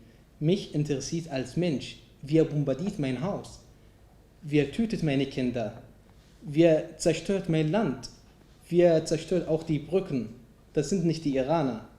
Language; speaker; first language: German; non-native, fluent; Arabic